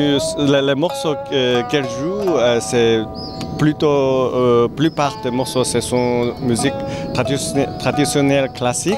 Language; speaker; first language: French; non-native, learner; Chinese